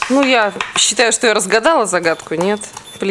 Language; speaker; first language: Russian; native; Russian